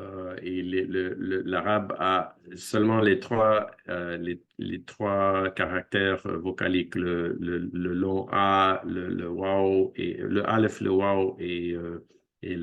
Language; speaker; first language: French; non-native, fluent; English